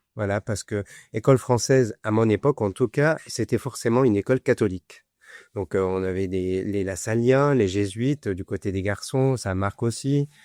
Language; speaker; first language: French; non-native, fluent; Arabic